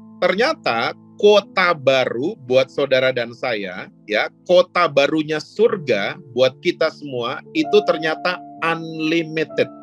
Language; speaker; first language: Indonesian; native; Indonesian